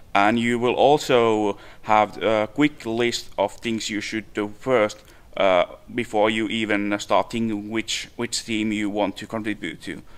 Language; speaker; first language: English; non-native, fluent; Finnish